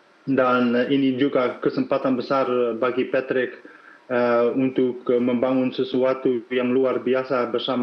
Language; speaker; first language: Indonesian; non-native, fluent; Dutch